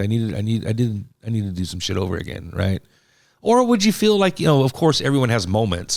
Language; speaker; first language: English; native; English